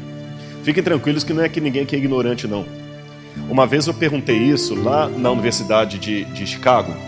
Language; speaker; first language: Portuguese; native; Portuguese